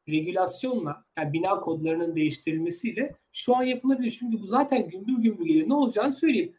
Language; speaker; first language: Turkish; native; Turkish